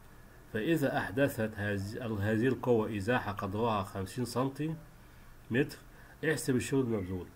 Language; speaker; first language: Arabic; native; Arabic